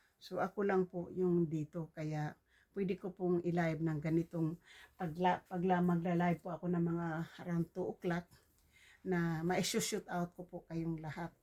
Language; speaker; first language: Filipino; non-native, local second language; Cebuano